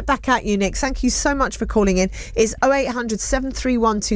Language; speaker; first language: English; native; English